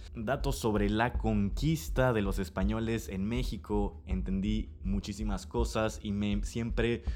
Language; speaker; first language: Spanish; native; Spanish